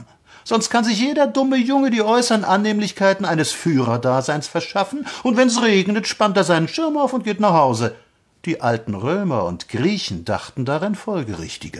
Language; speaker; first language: German; native; German